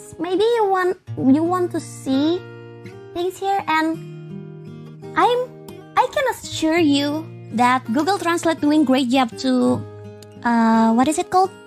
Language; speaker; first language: English; non-native, fluent; Indonesian